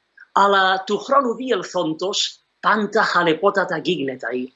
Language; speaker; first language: Greek; non-native, fluent; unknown